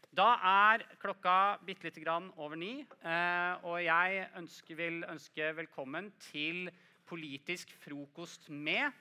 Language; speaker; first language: Norwegian; native; Norwegian